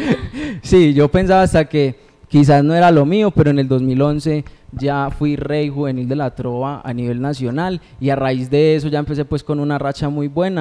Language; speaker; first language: Spanish; native; Spanish